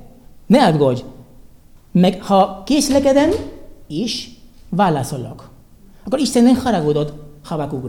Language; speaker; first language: Hungarian; non-native, learner; Spanish